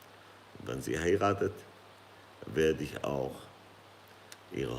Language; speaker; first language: German; non-native, fluent; Kurdish